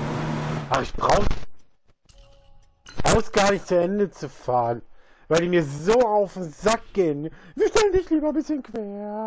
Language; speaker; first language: German; native; German